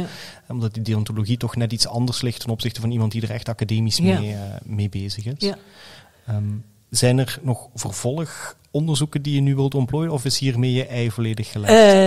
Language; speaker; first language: Dutch; native; Dutch